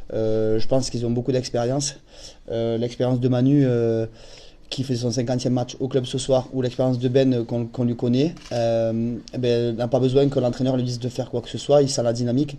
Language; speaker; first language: French; native; French